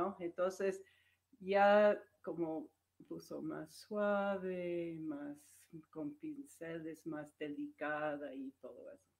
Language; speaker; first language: Spanish; non-native, fluent; English